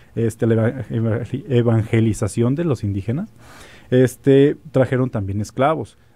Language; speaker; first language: Spanish; native; Spanish